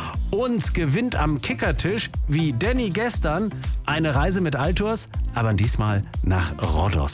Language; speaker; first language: German; native; German